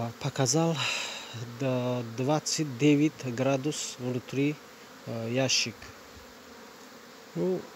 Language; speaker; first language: Russian; non-native, learner; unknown